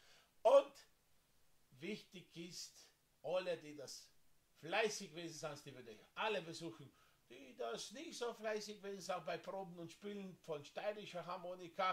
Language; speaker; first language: German; non-native, fluent; Slovenian